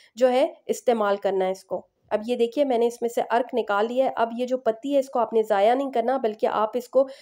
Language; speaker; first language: Urdu; native; Urdu